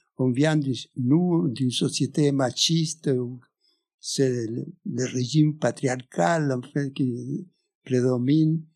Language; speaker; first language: French; non-native, fluent; Spanish